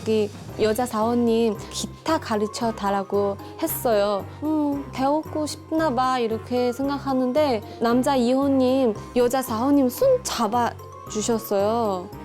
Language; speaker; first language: Korean; non-native, fluent; Chinese